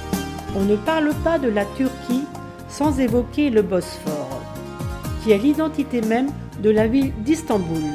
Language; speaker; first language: French; native; French